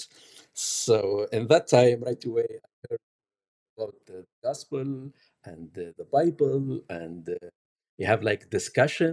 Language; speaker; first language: English; non-native, learner; Arabic